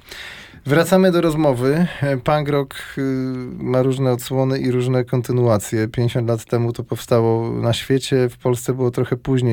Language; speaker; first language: Polish; native; Polish